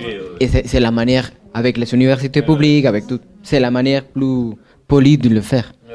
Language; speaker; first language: French; non-native, fluent; Spanish